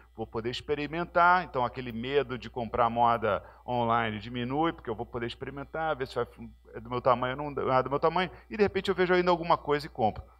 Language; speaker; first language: Portuguese; native; Portuguese